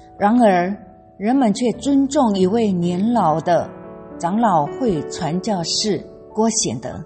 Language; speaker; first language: Chinese; non-native, local second language; Amis